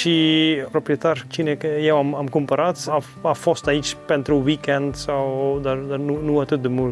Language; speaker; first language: Romanian; non-native, learner; Dutch